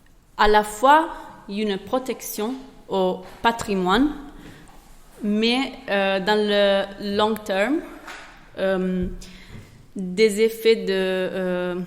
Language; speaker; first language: French; non-native, fluent; Italian